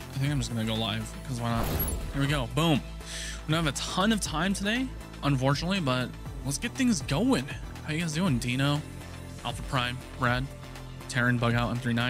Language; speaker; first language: English; native; English